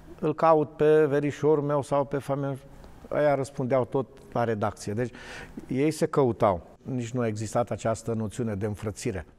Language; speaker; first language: Romanian; non-native, local second language; Bulgarian